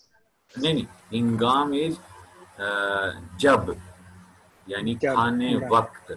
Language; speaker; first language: Persian; non-native, fluent; Urdu